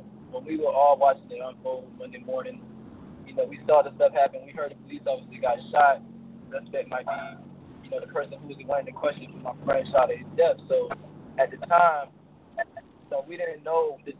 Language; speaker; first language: English; native; English